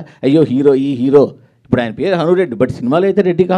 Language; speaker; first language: Telugu; native; Telugu